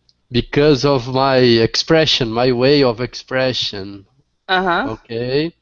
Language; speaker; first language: English; non-native, learner; Portuguese